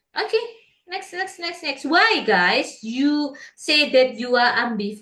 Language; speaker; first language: English; non-native, learner; Indonesian